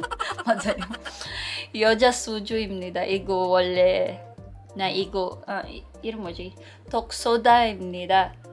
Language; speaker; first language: Korean; non-native, learner; Filipino